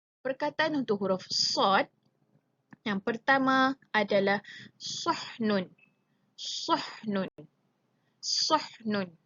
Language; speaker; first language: Malay; native; Malay